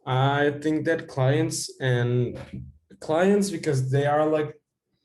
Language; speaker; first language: English; non-native, fluent; Spanish